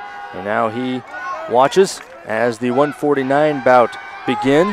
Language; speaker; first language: English; native; English